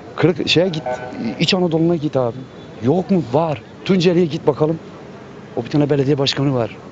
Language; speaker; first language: Turkish; native; Turkish